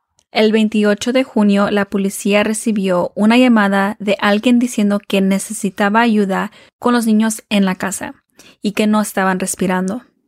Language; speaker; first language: Spanish; early bilingual, heritage; Spanish